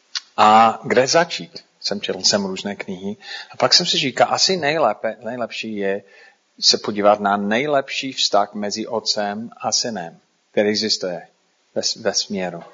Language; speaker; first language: Czech; non-native, fluent; English